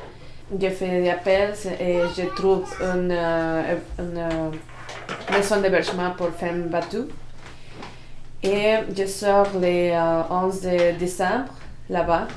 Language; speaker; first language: French; non-native, learner; Spanish